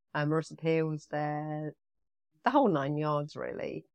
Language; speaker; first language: English; native; English